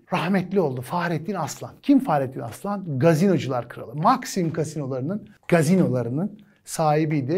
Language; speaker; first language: Turkish; native; Turkish